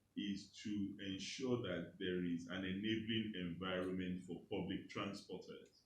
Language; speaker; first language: English; non-native, local second language; Yoruba